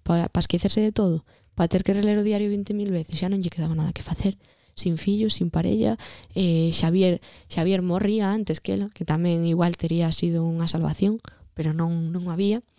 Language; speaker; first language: Galician; native; Galician